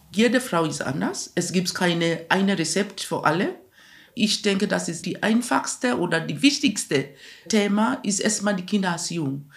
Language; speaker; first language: German; non-native, fluent; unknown